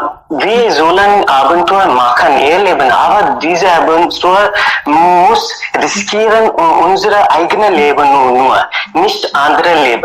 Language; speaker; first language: German; non-native, learner; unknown